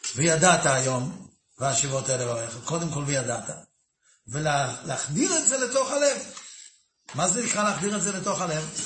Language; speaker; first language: Hebrew; native; Hebrew